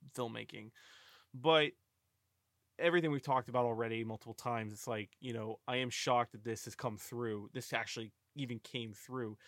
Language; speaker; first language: English; early bilingual, other home language; Polish